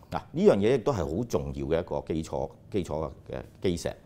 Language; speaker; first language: Cantonese; native; Cantonese